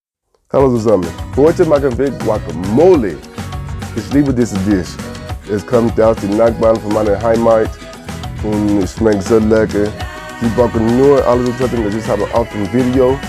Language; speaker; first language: German; non-native, learner; English